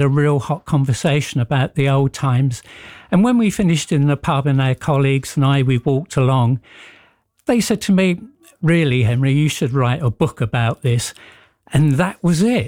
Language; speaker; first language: English; native; English